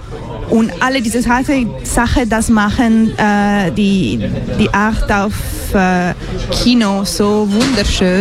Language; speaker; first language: German; non-native, learner; English